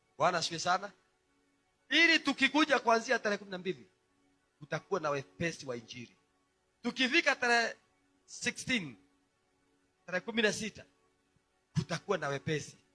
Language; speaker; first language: Swahili; non-native, local second language; Kikuyu